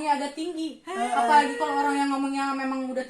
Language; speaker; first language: Indonesian; native; Indonesian